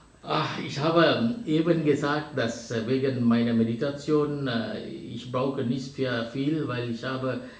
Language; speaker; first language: German; non-native, fluent; Sinhala